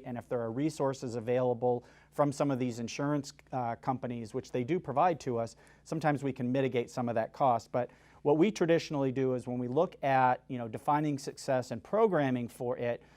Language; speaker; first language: English; native; English